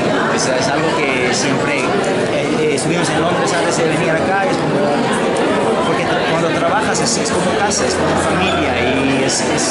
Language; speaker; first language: Spanish; non-native, fluent; Hebrew